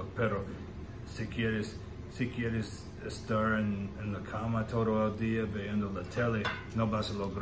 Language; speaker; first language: Spanish; non-native, learner; English